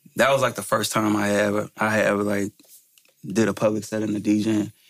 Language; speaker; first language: English; native; English